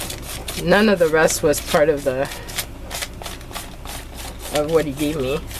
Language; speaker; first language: English; native; English